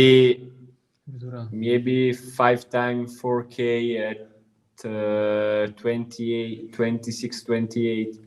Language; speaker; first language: English; non-native, learner; Italian